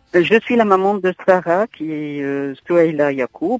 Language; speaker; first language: French; non-native, local second language; Arabic